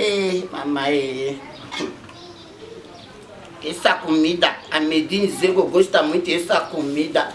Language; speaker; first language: Portuguese; non-native, learner; Lingala